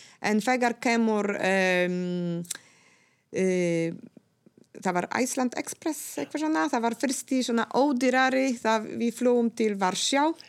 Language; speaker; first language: Icelandic; non-native, fluent; Polish